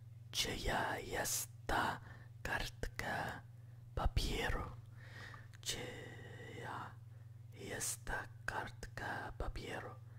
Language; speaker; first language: Polish; non-native, learner; English